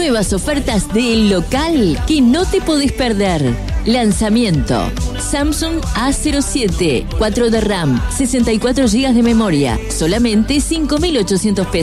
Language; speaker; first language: Spanish; native; Spanish